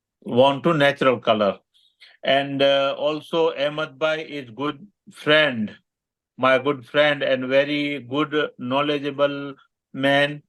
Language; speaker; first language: English; non-native, learner; Gujarati